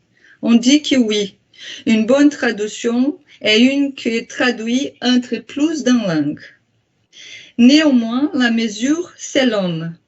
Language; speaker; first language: French; non-native, fluent; Portuguese